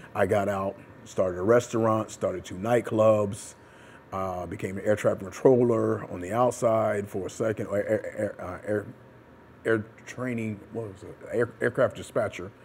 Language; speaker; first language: English; native; English